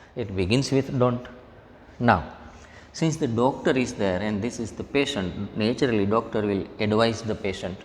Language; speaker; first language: English; non-native, local second language; Gujarati